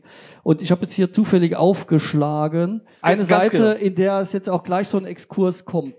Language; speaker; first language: German; native; German